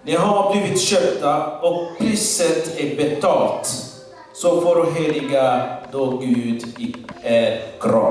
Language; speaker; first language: Swedish; non-native, learner; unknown